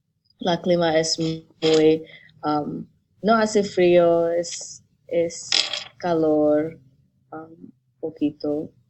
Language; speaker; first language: Spanish; non-native, learner; English